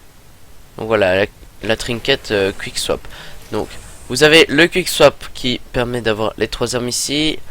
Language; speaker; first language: French; native; French